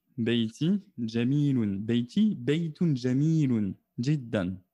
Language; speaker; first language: Arabic; non-native, fluent; French